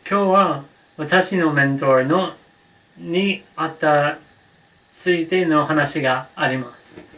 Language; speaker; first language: Japanese; non-native, learner; English